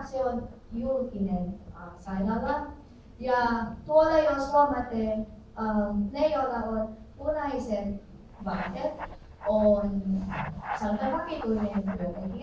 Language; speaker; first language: Finnish; non-native, learner; Filipino